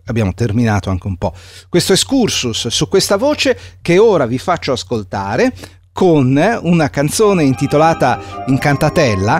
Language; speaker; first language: Italian; native; Italian